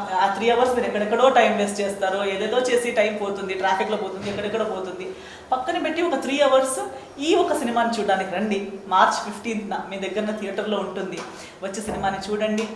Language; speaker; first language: Telugu; non-native, fluent; Konkani